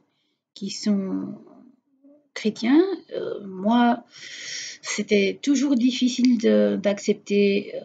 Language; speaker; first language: French; non-native, fluent; Portuguese